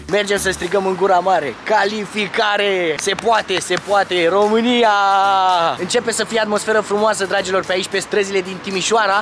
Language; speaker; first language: Romanian; native; Romanian